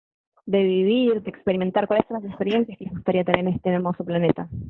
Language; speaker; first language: Spanish; native; Spanish